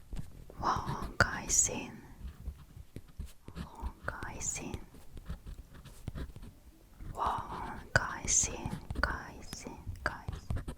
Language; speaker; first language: Chinese; non-native, learner; Korean